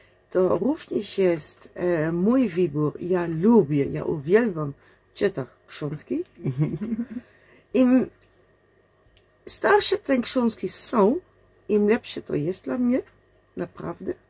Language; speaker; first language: Polish; non-native, learner; Dutch